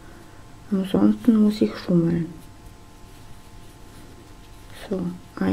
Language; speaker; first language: German; non-native, fluent; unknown